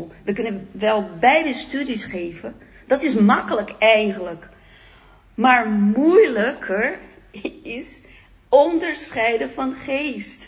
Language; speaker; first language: Dutch; non-native, fluent; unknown